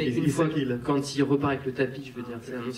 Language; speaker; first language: French; native; French